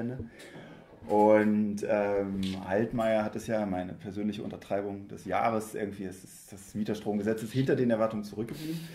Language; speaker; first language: German; native; German